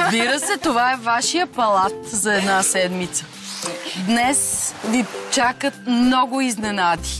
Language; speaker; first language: Bulgarian; native; Bulgarian